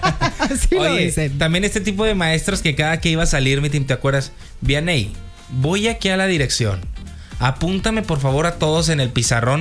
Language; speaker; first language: Spanish; native; Spanish